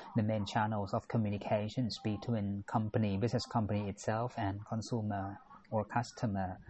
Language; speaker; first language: English; non-native, fluent; Thai